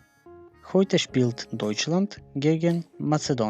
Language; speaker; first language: German; non-native, fluent; Macedonian